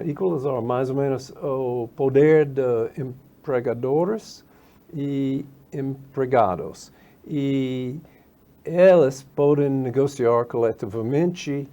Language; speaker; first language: Portuguese; non-native, fluent; English